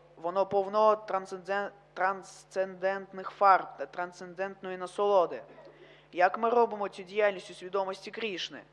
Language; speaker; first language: Ukrainian; non-native, local second language; Russian